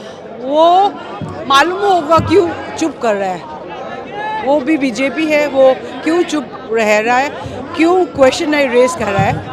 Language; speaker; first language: Hindi; non-native, local second language; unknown